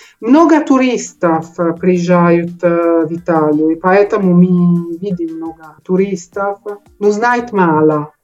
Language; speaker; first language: Russian; non-native, learner; Italian